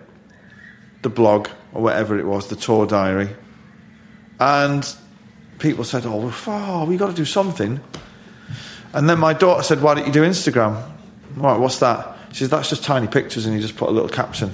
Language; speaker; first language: English; native; English